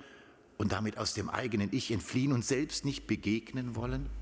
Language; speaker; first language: German; native; German